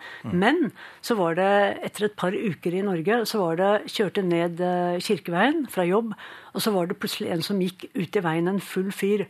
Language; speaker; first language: Norwegian; native; Norwegian